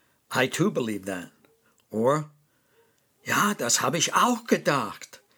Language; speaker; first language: German; non-native, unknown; English